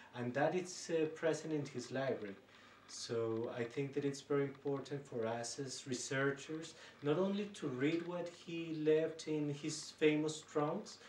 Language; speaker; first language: English; non-native, fluent; Spanish